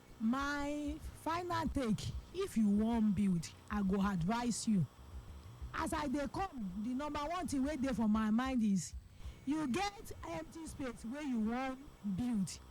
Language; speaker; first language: Nigerian Pidgin; non-native, local second language; Yoruba